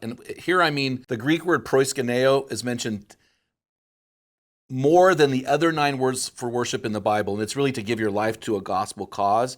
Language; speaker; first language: English; native; English